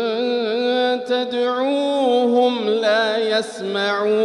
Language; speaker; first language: Arabic; native; Arabic